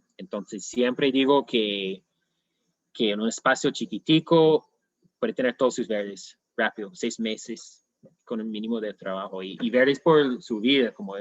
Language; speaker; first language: Spanish; non-native, fluent; English